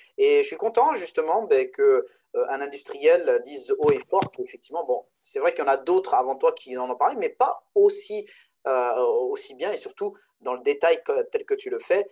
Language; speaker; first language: French; non-native, local second language; Arabic